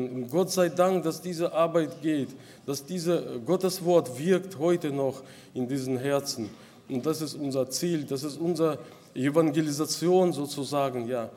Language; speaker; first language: German; non-native, local second language; Russian